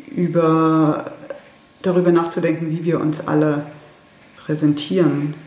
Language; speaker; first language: German; early bilingual, heritage; German